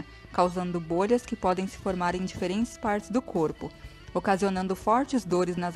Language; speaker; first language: Portuguese; native; Portuguese